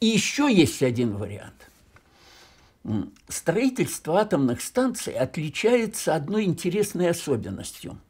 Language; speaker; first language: Russian; native; Russian